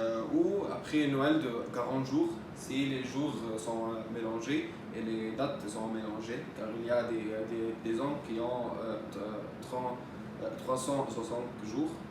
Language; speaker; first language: French; non-native, learner; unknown